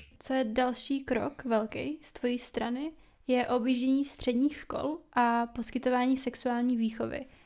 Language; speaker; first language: Czech; native; Czech